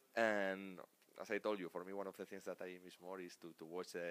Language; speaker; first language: English; non-native, fluent; Spanish